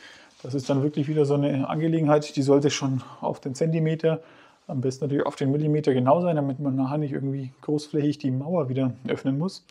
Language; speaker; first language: German; native; German